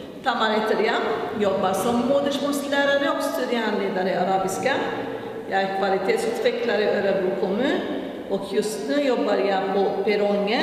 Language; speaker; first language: Swedish; non-native, fluent; Arabic